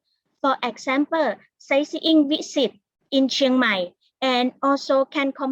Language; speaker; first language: English; non-native, learner; Thai